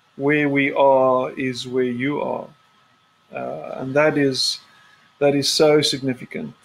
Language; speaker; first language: English; non-native, local second language; Afrikaans